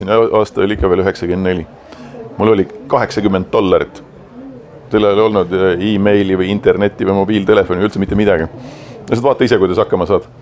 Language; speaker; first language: Estonian; native; Estonian